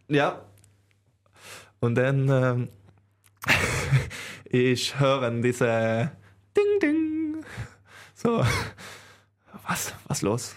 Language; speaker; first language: German; non-native, learner; Swedish